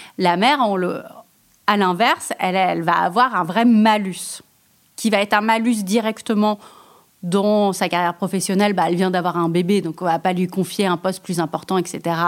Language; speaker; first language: French; native; French